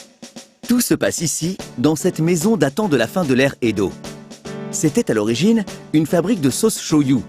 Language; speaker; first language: French; native; French